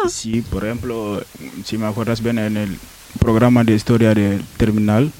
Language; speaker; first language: Spanish; non-native, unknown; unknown